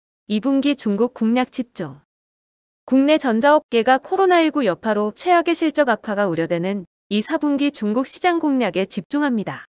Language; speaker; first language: Korean; native; Korean